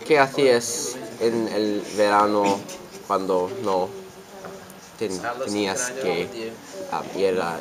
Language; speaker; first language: Spanish; non-native, learner; English